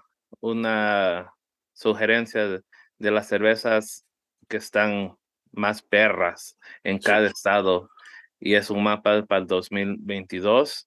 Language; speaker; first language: Spanish; early bilingual, heritage; Spanish